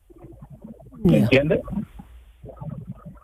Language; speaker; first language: Spanish; non-native, fluent; Arabic